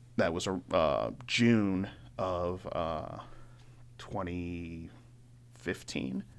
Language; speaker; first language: English; native; English